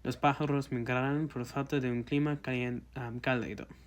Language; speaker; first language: Spanish; non-native, fluent; English